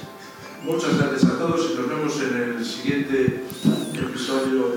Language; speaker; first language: Spanish; native; Spanish